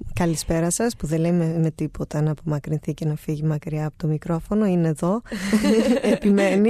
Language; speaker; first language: Greek; native; Greek